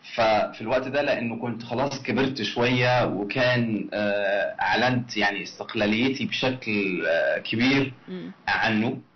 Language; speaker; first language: Arabic; native; Arabic